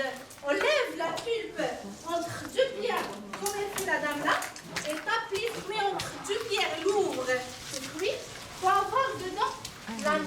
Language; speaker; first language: French; non-native, local second language; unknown